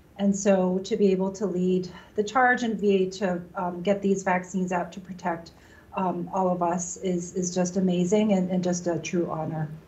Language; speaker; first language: English; native; English